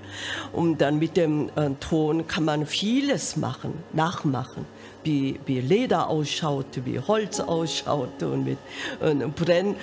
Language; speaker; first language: German; non-native, fluent; Korean